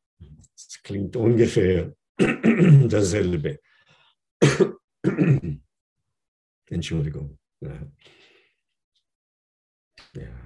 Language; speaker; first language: German; non-native, fluent; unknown